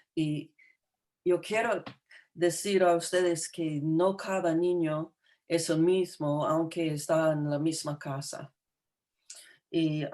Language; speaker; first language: Spanish; non-native, fluent; English